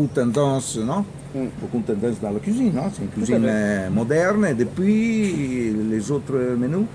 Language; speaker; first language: French; non-native, learner; Italian